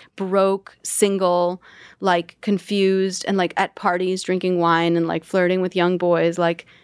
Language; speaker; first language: English; native; English